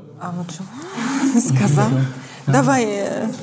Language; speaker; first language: Russian; non-native, fluent; Arabic